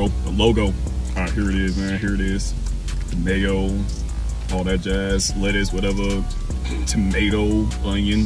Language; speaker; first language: English; native; English